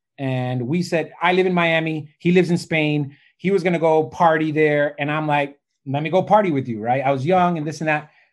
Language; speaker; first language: English; native; English